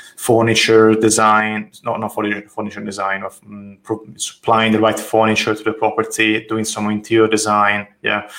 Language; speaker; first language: English; non-native, fluent; Italian